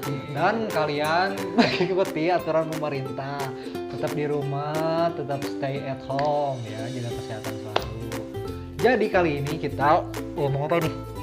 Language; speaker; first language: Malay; non-native, local second language; Sundanese